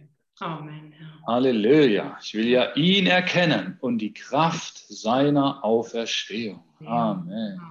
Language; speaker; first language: German; native; German